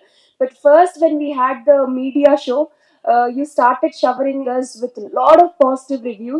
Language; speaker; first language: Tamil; non-native, learner; Telugu